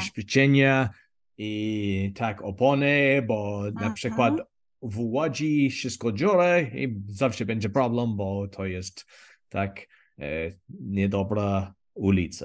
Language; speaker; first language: Polish; non-native, learner; English